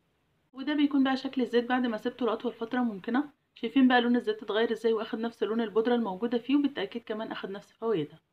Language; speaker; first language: Arabic; native; Arabic